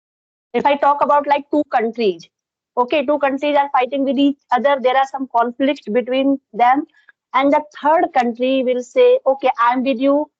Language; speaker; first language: English; non-native, local second language; Hindi